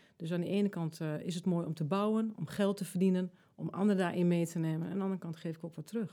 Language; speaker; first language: Dutch; early bilingual, other home language; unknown